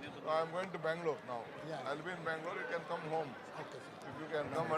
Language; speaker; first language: English; non-native, local second language; Kannada